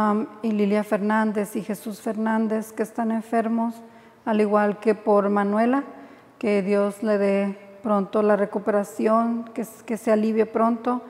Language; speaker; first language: Spanish; native; Spanish